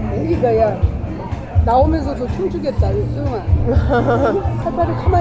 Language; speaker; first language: Korean; native; Korean